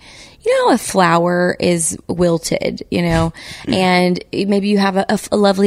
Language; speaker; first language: English; native; English